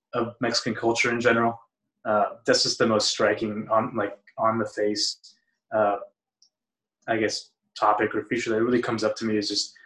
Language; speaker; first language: English; early bilingual, other home language; Spanish